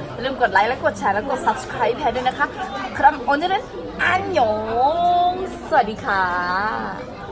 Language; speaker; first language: Korean; non-native, fluent; Thai